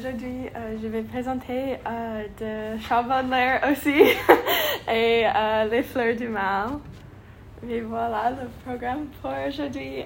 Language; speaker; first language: French; non-native, learner; English